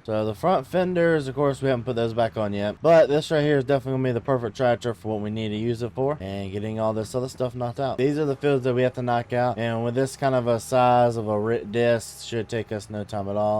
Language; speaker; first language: English; native; English